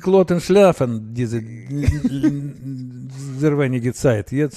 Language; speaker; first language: German; non-native, learner; Russian